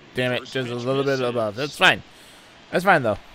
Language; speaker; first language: English; native; English